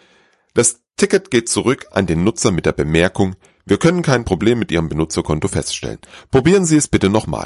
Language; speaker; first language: German; native; German